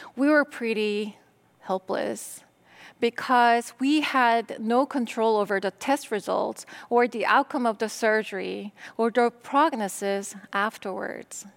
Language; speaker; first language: English; non-native, fluent; Korean